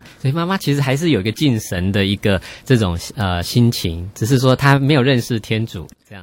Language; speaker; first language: Chinese; native; Chinese